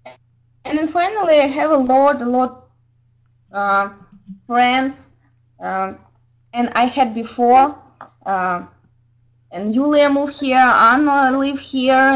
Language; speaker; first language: English; non-native, learner; Ukrainian